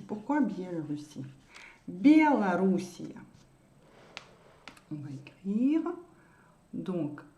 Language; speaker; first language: French; non-native, fluent; Russian